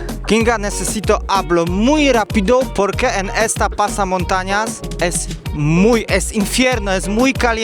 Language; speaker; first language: Spanish; non-native, learner; Polish